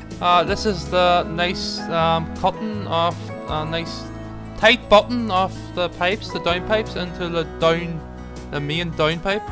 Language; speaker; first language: English; native; English